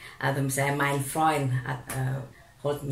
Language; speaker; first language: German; non-native, fluent; Indonesian